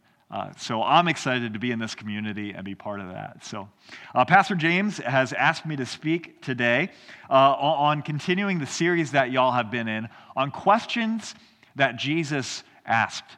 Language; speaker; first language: English; native; English